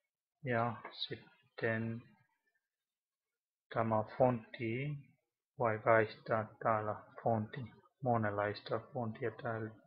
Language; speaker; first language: Finnish; non-native, learner; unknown